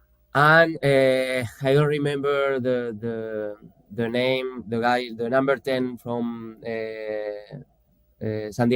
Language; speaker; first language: English; non-native, fluent; Spanish